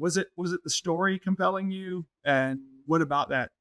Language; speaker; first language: English; native; English